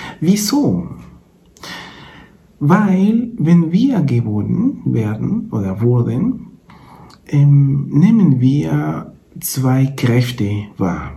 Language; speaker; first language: German; non-native, fluent; Spanish